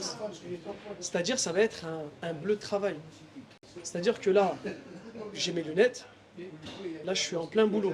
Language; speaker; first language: French; native; French